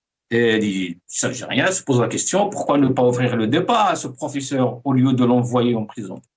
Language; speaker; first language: French; non-native, local second language; Arabic